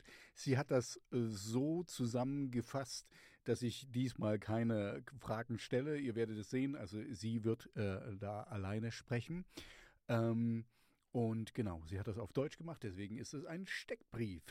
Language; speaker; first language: German; native; German